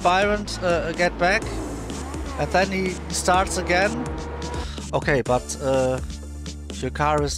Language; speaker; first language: English; non-native, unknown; German